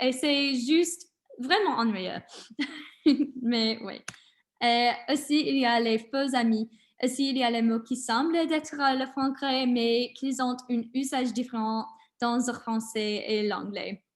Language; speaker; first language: French; non-native, learner; English